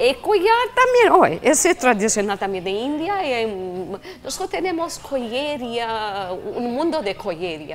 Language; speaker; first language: Spanish; non-native, fluent; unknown